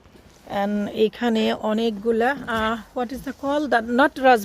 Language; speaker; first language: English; non-native, learner; Bangla